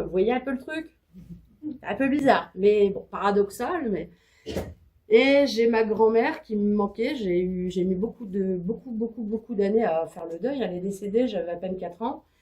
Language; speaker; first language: French; native; French